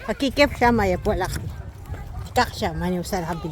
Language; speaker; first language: Hebrew; non-native, learner; Filipino